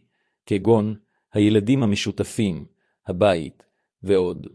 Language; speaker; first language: Hebrew; native; Hebrew